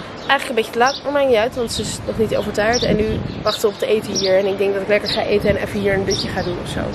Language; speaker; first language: Dutch; early bilingual, other home language; Russian